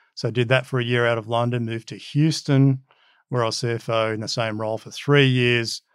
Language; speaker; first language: English; early bilingual, other home language; Macedonian